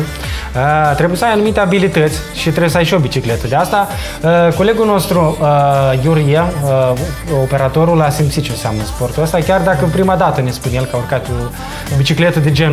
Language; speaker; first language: Romanian; native; Romanian